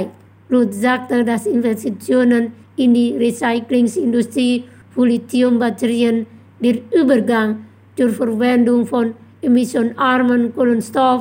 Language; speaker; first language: German; non-native, fluent; Indonesian